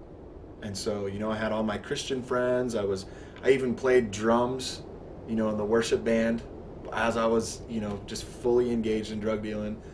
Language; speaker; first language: English; native; English